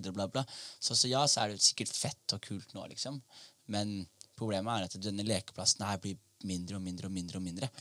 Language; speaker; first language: Norwegian; early bilingual, other home language; Somali